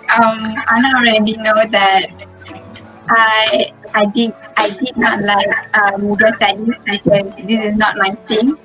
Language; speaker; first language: English; non-native, local second language; Malay